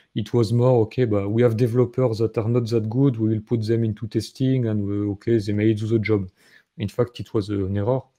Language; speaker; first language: English; non-native, fluent; French